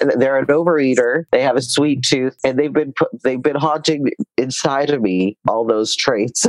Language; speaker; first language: English; native; English